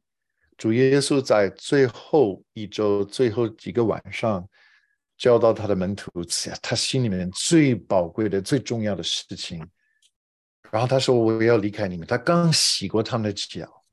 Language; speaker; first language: Chinese; non-native, fluent; English